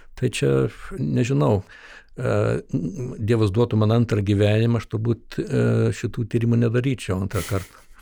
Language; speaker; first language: Lithuanian; early bilingual, heritage; Lithuanian